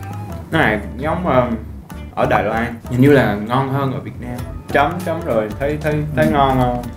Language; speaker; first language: Vietnamese; non-native, fluent; English